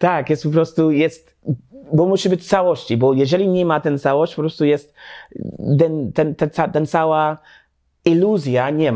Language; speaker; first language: Polish; non-native, learner; English